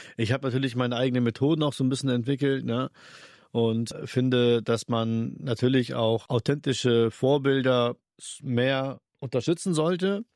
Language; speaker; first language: German; early bilingual, other home language; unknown